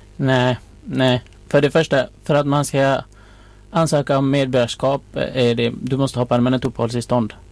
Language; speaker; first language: Swedish; non-native, fluent; Persian